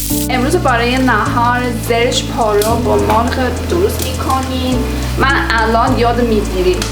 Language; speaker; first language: Persian; non-native, learner; Chinese